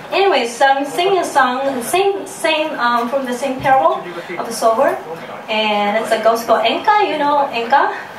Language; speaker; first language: English; non-native, fluent; Japanese